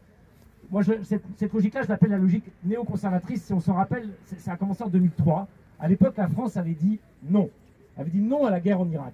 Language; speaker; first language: French; native; French